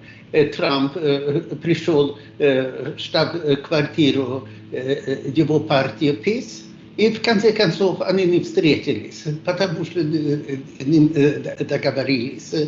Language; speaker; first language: Russian; non-native, fluent; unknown